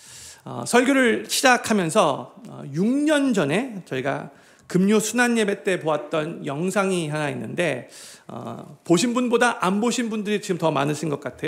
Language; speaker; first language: Korean; native; Korean